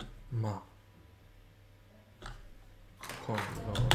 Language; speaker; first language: Italian; non-native, learner; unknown